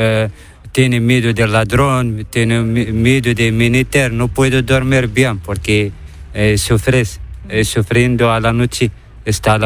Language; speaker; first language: Spanish; non-native, learner; Arabic